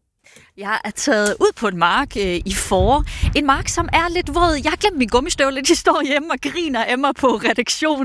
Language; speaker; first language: Danish; native; Danish